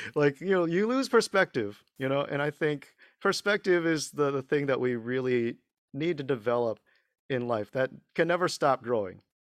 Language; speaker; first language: English; early bilingual, other home language; Chinese